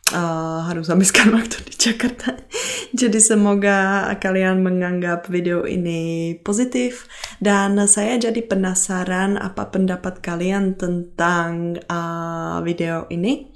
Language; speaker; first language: Indonesian; non-native, fluent; Czech